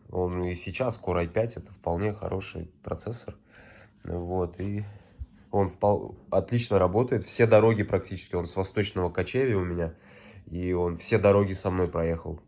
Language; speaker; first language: Russian; native; Russian